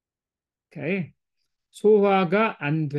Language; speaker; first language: Korean; non-native, fluent; English